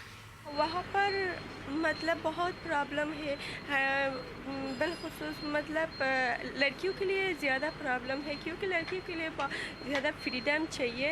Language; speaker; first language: Hindi; non-native, learner; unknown